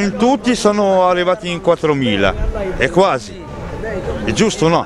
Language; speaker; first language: Italian; non-native, learner; Arabic